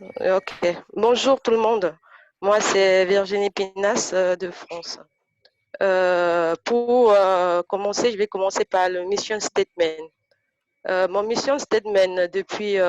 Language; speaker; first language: French; native; French